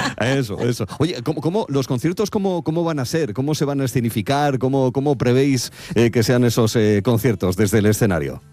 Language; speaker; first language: Spanish; native; Spanish